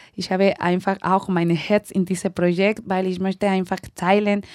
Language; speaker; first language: German; non-native, learner; Spanish